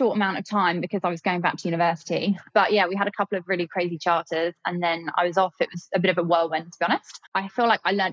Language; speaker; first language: English; native; English